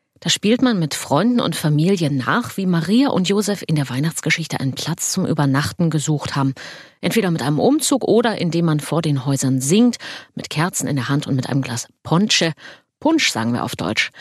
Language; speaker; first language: German; native; German